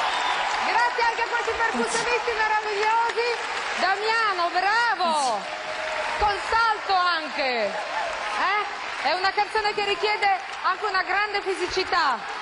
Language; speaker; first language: Italian; native; Italian